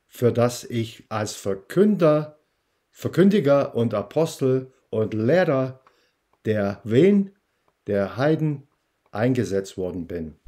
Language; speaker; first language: German; non-native, fluent; English